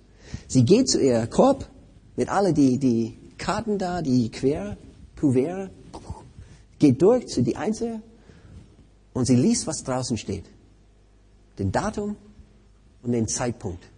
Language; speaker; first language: German; non-native, fluent; English